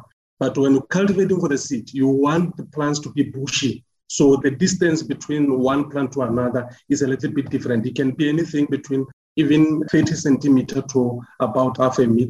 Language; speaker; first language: English; non-native, local second language; Northern Sotho